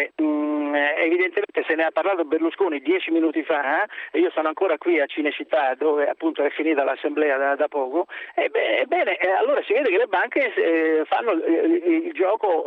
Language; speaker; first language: Italian; native; Italian